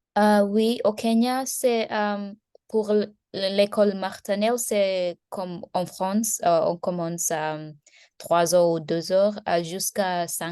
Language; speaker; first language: French; non-native, learner; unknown